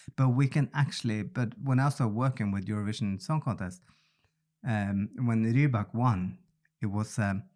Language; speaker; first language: English; non-native, fluent; Norwegian